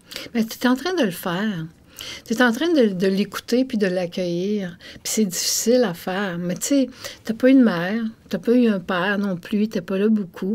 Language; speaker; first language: French; native; French